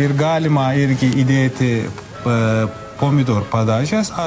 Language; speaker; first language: Lithuanian; non-native, learner; Turkish